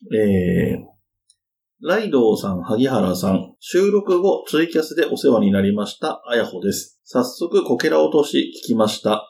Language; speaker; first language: Japanese; native; Japanese